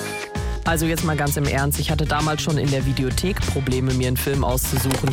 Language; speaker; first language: German; native; German